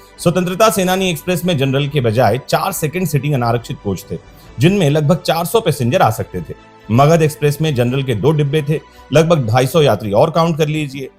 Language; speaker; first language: Hindi; native; Hindi